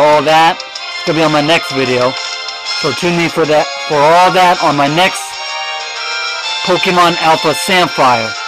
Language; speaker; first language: English; native; English